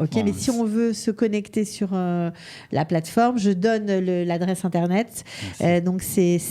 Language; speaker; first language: French; native; French